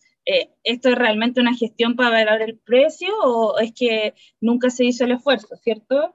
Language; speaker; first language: Spanish; native; Spanish